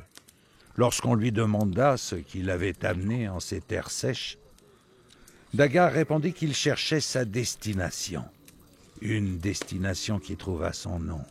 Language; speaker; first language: French; native; French